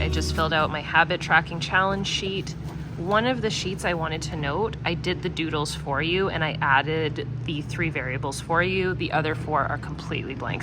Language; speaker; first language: English; native; English